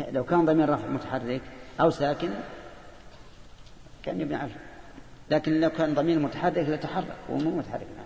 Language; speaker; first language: Arabic; native; Arabic